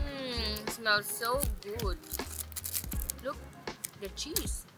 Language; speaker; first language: English; non-native, local second language; Filipino